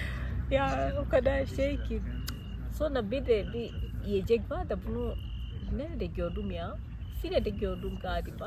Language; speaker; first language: Turkish; non-native, fluent; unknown